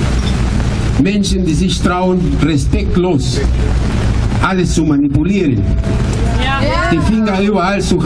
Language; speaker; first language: German; non-native, fluent; Spanish